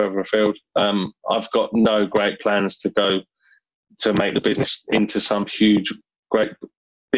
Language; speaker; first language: English; native; English